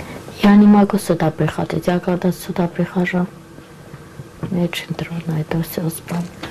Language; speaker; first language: Russian; non-native, local second language; Armenian